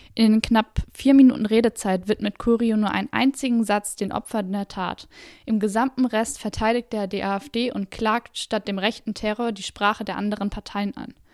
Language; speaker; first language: German; native; German